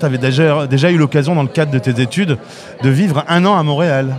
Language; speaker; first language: French; native; French